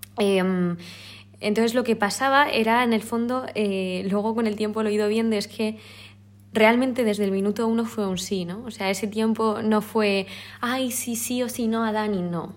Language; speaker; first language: Spanish; native; Spanish